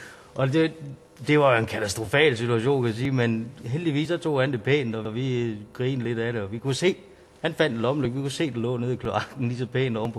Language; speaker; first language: Danish; native; Danish